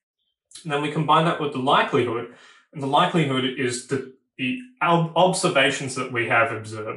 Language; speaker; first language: English; native; English